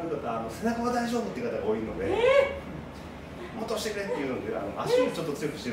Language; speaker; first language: Japanese; native; Japanese